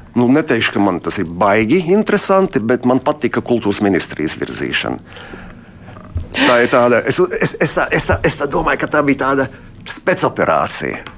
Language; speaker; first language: Latvian; non-native, local second language; Russian